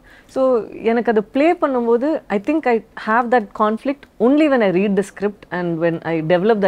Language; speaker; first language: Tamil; non-native, local second language; Badaga